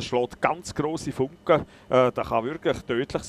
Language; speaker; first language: German; native; German